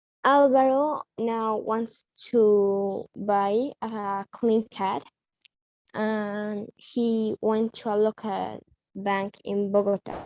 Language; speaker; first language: English; non-native, learner; Spanish